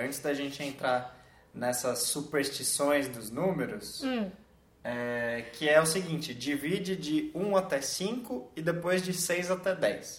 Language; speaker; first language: Portuguese; native; Portuguese